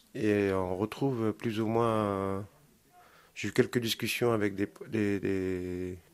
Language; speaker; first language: French; native; French